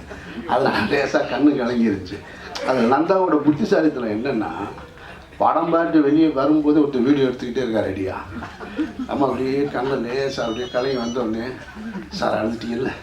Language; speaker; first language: Tamil; native; Tamil